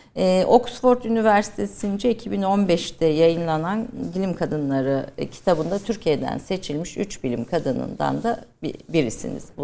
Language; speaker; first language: Turkish; native; Turkish